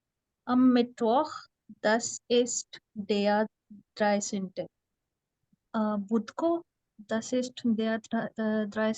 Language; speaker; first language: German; non-native, learner; Urdu